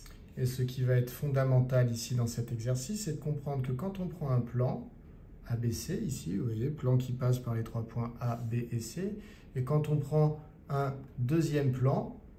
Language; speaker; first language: French; native; French